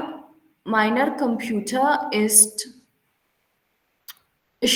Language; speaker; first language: German; non-native, fluent; Urdu